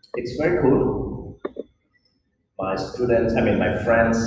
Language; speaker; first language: English; non-native, local second language; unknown